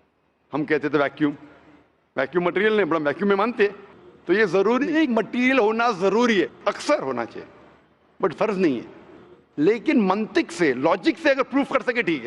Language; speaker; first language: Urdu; non-native, local second language; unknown